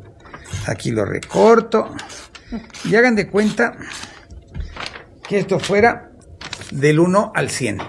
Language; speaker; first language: Spanish; native; Spanish